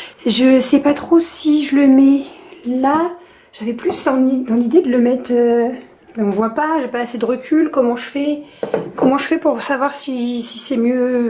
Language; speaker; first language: French; native; French